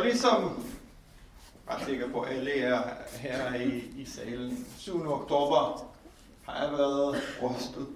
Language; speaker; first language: Danish; non-native, fluent; Hebrew